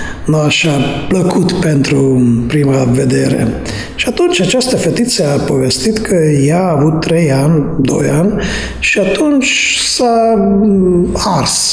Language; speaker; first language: Romanian; non-native, fluent; Hungarian